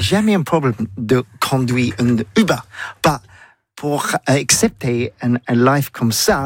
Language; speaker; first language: French; non-native, learner; English